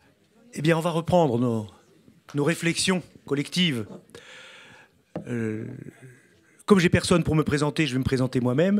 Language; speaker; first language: French; native; French